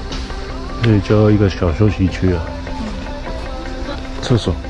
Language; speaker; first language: Chinese; native; Chinese